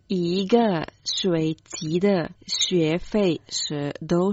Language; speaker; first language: Chinese; non-native, learner; Croatian